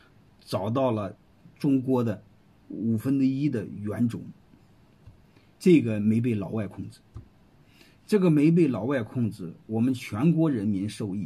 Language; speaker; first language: Chinese; native; Chinese